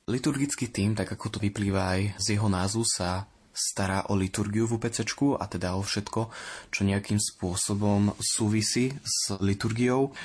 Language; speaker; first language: Slovak; native; Slovak